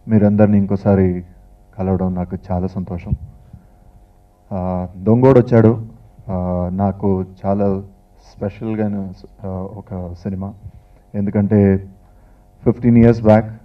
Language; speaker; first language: Telugu; non-native, learner; Tamil